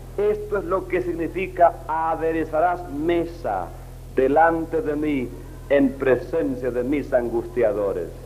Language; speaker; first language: Spanish; native; Spanish